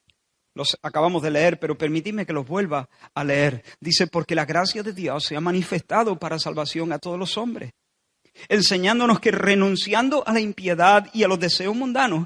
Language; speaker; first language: Spanish; native; Spanish